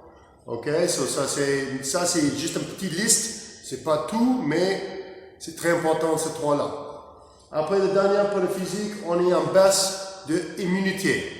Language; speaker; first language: French; non-native, learner; English